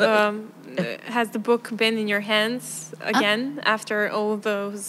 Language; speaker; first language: English; non-native, fluent; Serbian